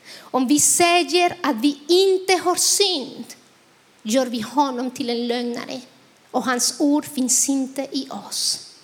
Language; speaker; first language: Swedish; non-native, fluent; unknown